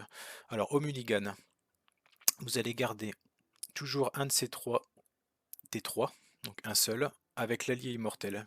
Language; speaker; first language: French; native; French